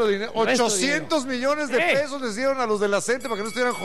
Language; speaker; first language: Spanish; native; Spanish